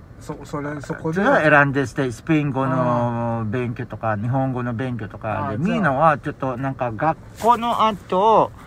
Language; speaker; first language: Japanese; non-native, learner; Filipino